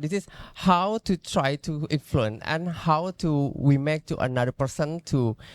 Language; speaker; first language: English; non-native, learner; Indonesian